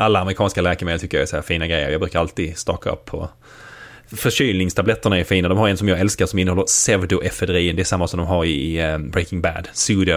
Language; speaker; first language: Swedish; native; Swedish